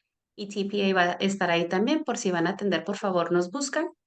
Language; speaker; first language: Spanish; early bilingual, heritage; Spanish